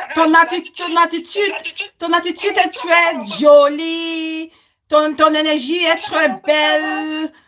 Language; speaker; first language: French; non-native, learner; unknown